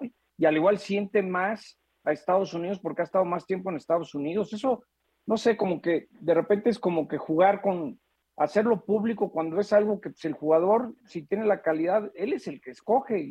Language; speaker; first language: Spanish; native; Spanish